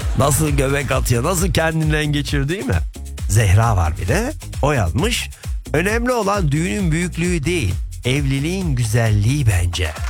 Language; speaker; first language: Turkish; early bilingual, heritage; Turkish